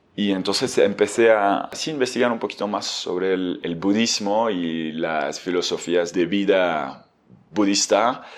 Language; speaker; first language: Spanish; non-native, fluent; French